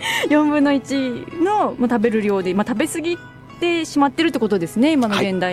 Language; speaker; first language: Japanese; native; Japanese